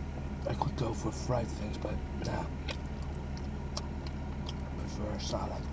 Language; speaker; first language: English; non-native, fluent; Dutch